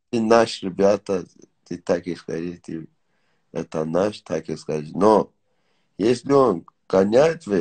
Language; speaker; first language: Russian; non-native, learner; Tajik